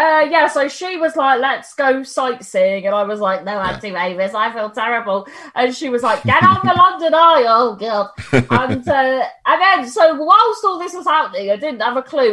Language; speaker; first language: English; native; English